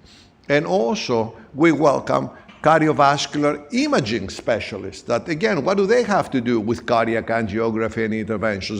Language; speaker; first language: English; non-native, fluent; Greek